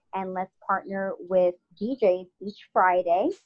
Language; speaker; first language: English; native; English